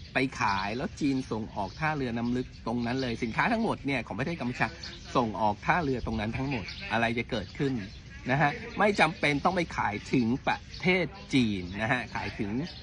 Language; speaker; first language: Thai; native; Thai